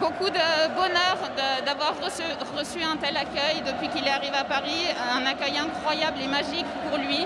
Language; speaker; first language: French; non-native, fluent; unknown